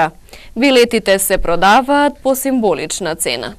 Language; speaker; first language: Macedonian; native; Macedonian